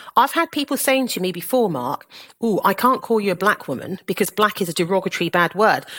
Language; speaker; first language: English; native; English